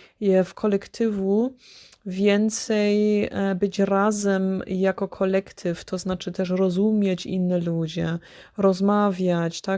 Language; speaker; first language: Polish; early bilingual, heritage; Polish